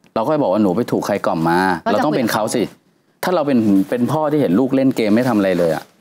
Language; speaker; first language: Thai; native; Thai